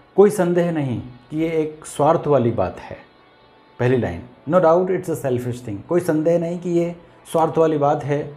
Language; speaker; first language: Hindi; native; Hindi